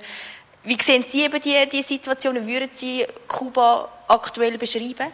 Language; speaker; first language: German; native; German